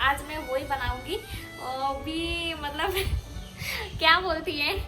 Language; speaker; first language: Hindi; non-native, local second language; Bangla